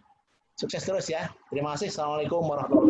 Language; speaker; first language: Indonesian; native; Indonesian